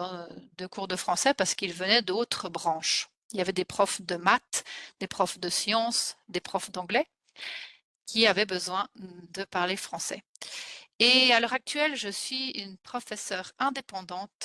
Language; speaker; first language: French; non-native, fluent; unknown